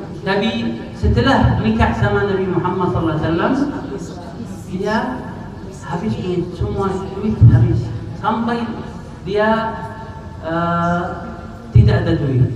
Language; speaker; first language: Indonesian; non-native, learner; Arabic